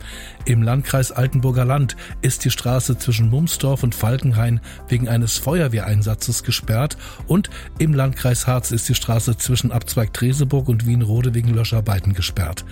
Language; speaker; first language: German; native; German